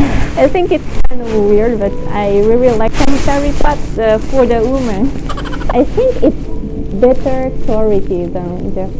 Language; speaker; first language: English; non-native, learner; Japanese